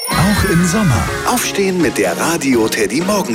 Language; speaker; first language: German; native; German